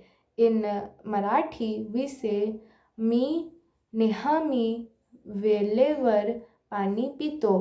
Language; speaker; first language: Marathi; non-native, learner; Odia